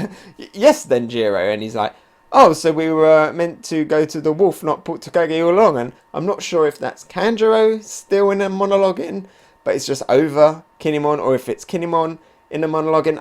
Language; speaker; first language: English; native; English